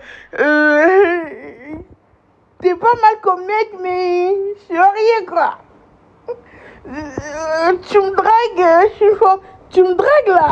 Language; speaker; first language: French; native; French